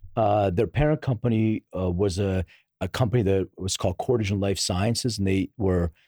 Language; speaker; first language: English; native; English